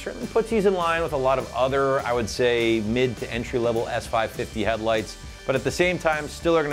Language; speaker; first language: English; native; English